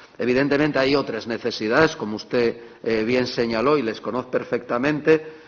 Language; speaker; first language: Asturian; non-native, local second language; Spanish